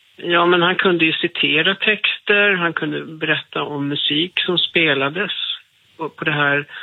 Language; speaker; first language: Swedish; native; Swedish